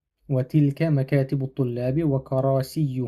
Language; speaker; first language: Arabic; non-native, fluent; Russian